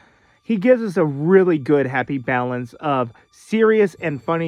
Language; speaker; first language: English; native; English